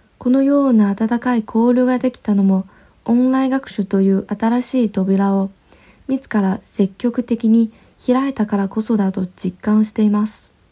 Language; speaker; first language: Japanese; non-native, fluent; Chinese